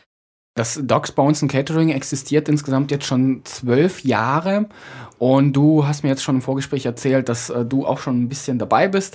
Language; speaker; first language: German; native; German